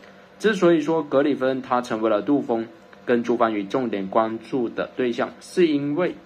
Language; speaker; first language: Chinese; native; Chinese